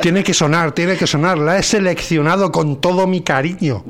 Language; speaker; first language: Spanish; native; Spanish